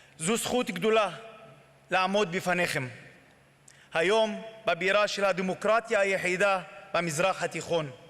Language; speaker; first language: Hebrew; non-native, local second language; Arabic